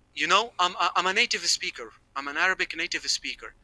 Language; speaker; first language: English; non-native, fluent; Arabic